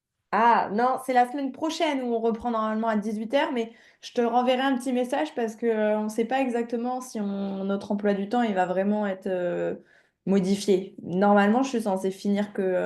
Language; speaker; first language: French; native; French